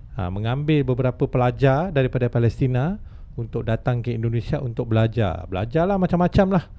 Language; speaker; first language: Malay; native; Malay